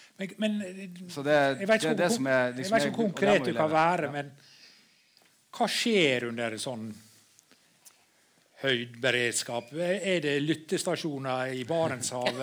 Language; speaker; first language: Norwegian; native; Norwegian